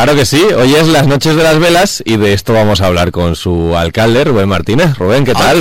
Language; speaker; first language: Spanish; native; Spanish